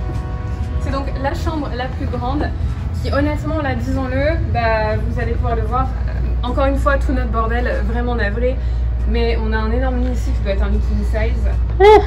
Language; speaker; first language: French; native; French